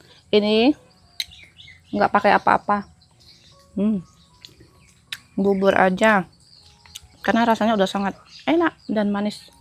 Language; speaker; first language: Indonesian; native; Indonesian